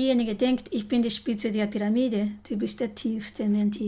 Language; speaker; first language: German; non-native, learner; Japanese